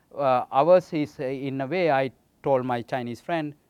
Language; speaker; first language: English; non-native, local second language; Sinhala